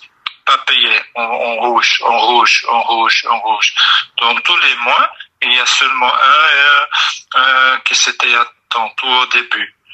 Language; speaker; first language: French; non-native, learner; Dutch